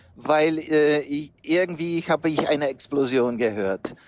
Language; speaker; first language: German; non-native, fluent; Polish